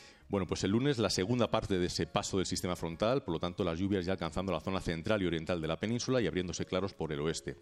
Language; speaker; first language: Spanish; native; Spanish